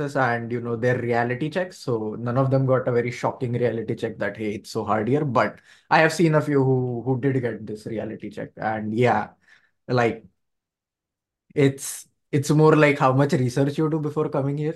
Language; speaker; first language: English; non-native, local second language; Marathi